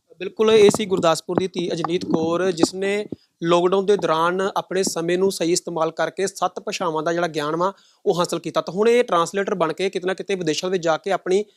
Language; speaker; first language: Punjabi; native; Punjabi